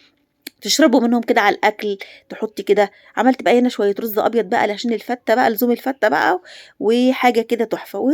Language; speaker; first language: Arabic; native; Arabic